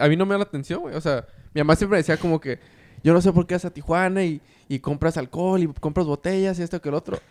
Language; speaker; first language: Spanish; early bilingual, heritage; Spanish